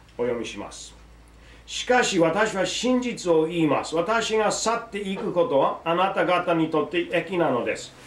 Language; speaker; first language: Japanese; non-native, fluent; English